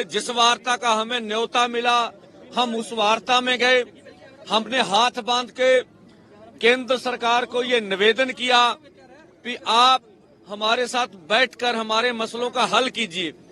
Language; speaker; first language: Hindi; non-native, local second language; Punjabi